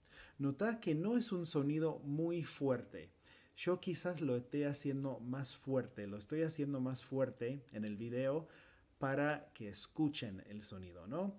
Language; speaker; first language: Spanish; non-native, fluent; English